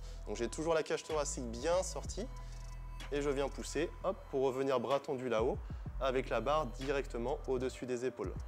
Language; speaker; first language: French; native; French